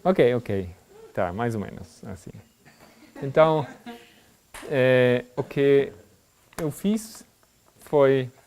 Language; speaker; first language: Portuguese; non-native, fluent; German